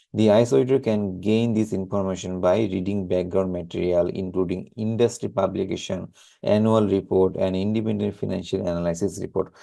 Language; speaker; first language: English; non-native, local second language; Bangla